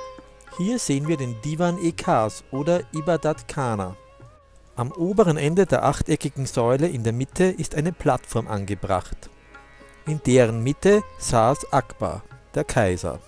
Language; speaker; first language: German; native; German